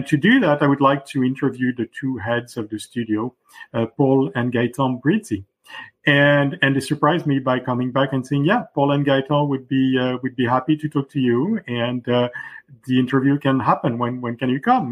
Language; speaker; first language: English; non-native, fluent; French